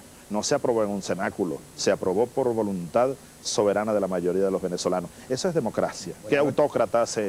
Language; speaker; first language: Spanish; native; Spanish